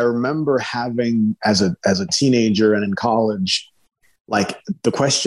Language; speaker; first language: English; early bilingual, other home language; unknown